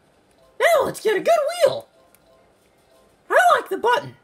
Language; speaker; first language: English; native; English